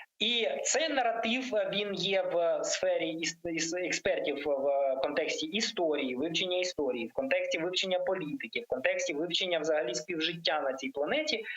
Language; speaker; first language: Ukrainian; native; Ukrainian